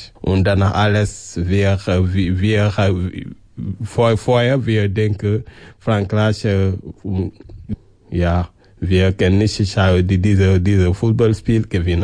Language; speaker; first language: German; non-native, learner; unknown